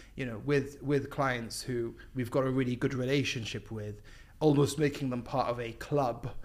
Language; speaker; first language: English; native; English